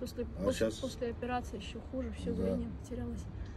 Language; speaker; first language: Russian; native; Russian